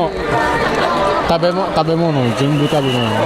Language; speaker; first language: Japanese; non-native, learner; Indonesian